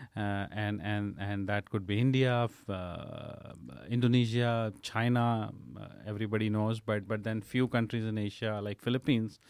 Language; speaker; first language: English; non-native, local second language; Punjabi